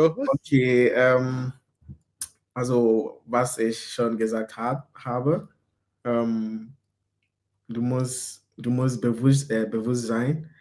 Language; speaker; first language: German; non-native, fluent; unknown